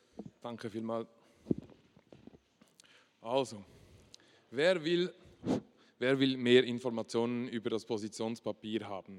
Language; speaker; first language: German; non-native, local second language; French